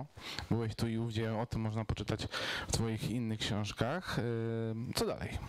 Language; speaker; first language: Polish; native; Polish